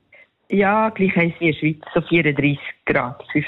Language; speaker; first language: German; native; German